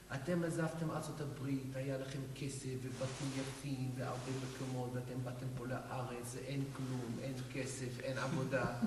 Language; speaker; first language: Hebrew; non-native, fluent; English